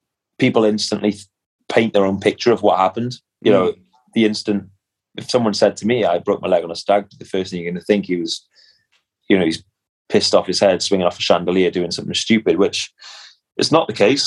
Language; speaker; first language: English; native; English